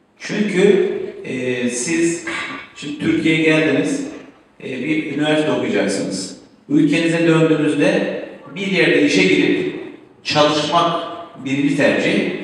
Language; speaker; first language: Turkish; native; Turkish